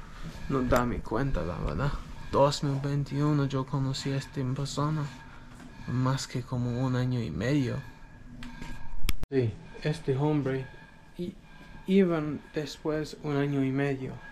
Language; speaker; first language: Spanish; non-native, learner; English